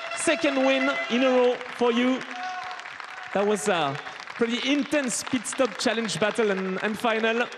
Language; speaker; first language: English; non-native, fluent; French